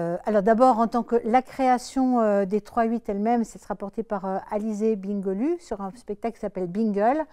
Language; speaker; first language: French; native; French